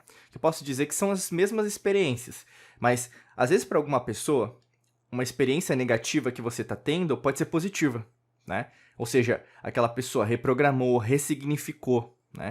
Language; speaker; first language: Portuguese; native; Portuguese